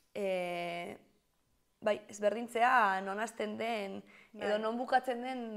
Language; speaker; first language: Basque; native; Basque